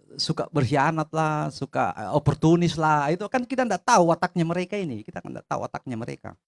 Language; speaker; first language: Indonesian; native; Indonesian